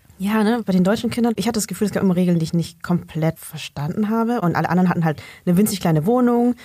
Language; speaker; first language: German; early bilingual, other home language; Vietnamese